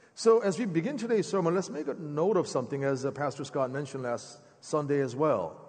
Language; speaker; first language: English; native; English